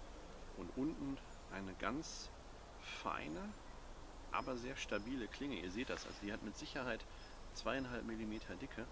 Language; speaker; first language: German; native; German